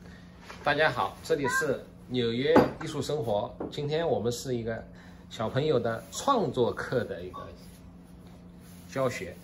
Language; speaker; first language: Chinese; native; Chinese